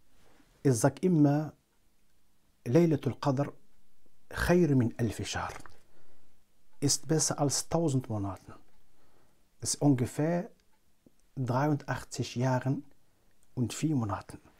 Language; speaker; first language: German; non-native, fluent; Arabic